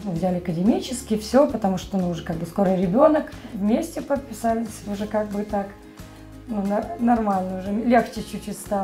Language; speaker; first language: Russian; native; Russian